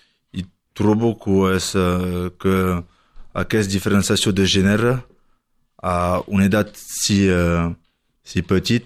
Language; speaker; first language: Catalan; non-native, learner; French